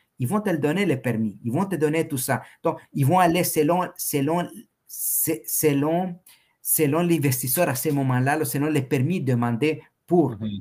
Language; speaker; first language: French; non-native, fluent; Spanish